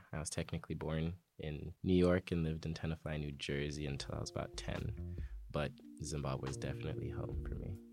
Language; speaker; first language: English; native; English